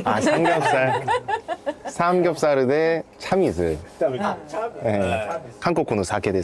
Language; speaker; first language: Japanese; non-native, learner; Korean